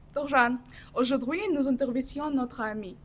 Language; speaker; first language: French; non-native, learner; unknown